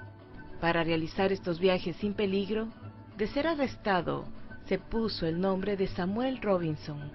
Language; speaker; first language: Spanish; native; Spanish